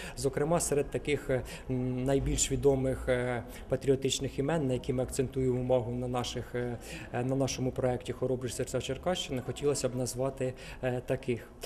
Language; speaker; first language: Ukrainian; native; Ukrainian